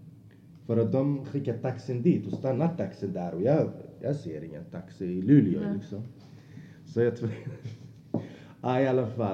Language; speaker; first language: Swedish; non-native, fluent; Azerbaijani